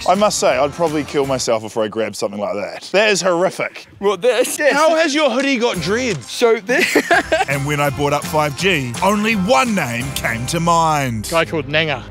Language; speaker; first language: English; native; English